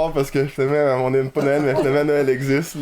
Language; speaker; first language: French; native; French